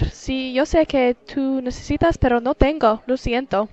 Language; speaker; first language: Spanish; non-native, learner; English